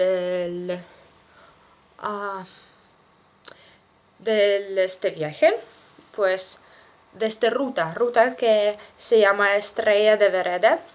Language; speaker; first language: Spanish; non-native, learner; Russian